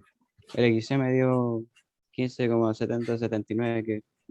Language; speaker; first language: Spanish; native; Spanish